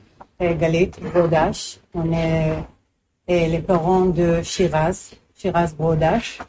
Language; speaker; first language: French; non-native, learner; Hebrew